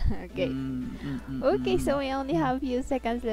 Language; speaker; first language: English; non-native, fluent; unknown